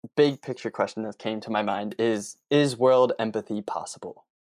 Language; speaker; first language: English; native; English